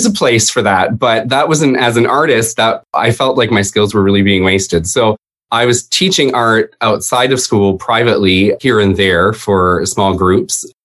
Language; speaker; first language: English; native; English